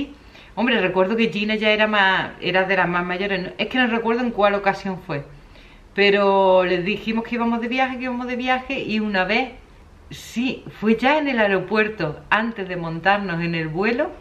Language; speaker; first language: Spanish; native; Spanish